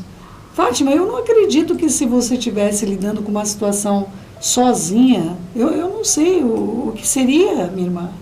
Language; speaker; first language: Portuguese; native; Portuguese